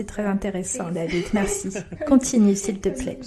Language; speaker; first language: French; native; French